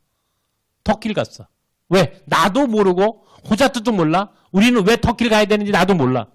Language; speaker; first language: Korean; native; Korean